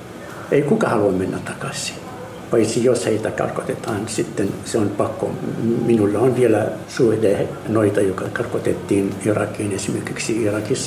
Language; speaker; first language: Finnish; non-native, fluent; Arabic